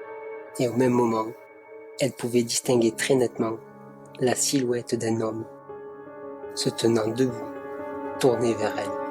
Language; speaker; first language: French; native; French